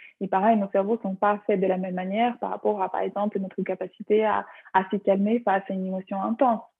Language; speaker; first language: French; non-native, fluent; Ukrainian